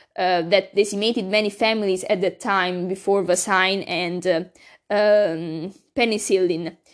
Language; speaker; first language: English; non-native, learner; Italian